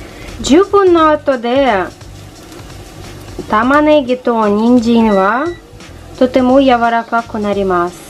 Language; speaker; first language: Japanese; non-native, fluent; Russian